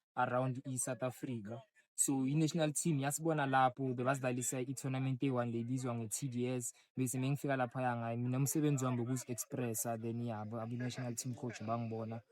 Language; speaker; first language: Zulu; non-native, local second language; Northern Sotho